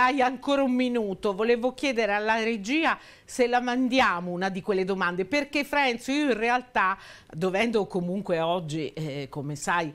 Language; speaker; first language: Italian; native; Italian